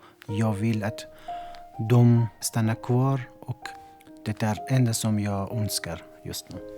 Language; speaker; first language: Swedish; non-native, learner; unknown